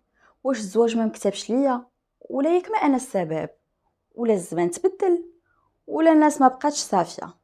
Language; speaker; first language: Arabic; native; Arabic